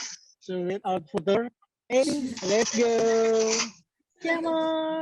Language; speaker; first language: English; non-native, fluent; Indonesian